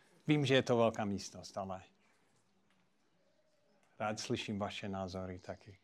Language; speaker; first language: Czech; non-native, fluent; English